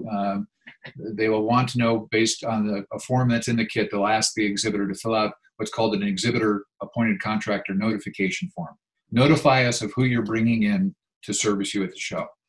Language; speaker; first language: English; native; English